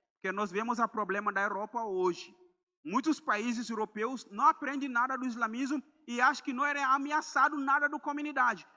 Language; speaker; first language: Portuguese; non-native, fluent; Mandingo